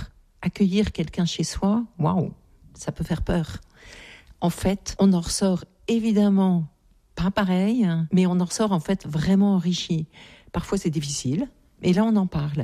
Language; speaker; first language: French; native; French